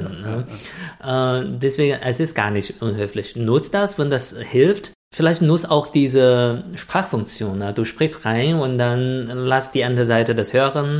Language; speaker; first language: German; non-native, fluent; Chinese